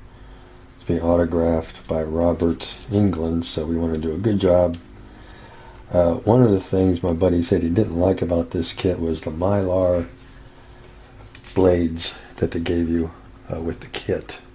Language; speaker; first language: English; native; English